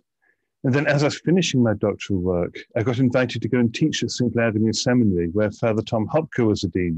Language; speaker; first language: English; native; English